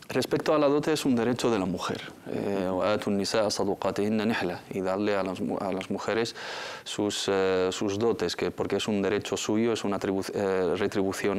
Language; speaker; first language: Spanish; native; Spanish